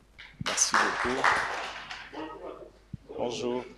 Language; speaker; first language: French; non-native, local second language; Swahili